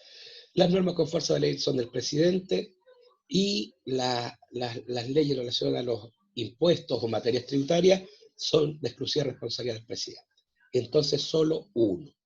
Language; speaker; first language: Spanish; native; Spanish